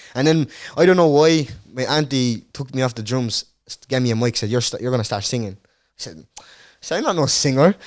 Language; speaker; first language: English; early bilingual, other home language; Dutch